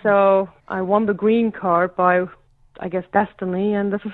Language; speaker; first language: English; non-native, fluent; German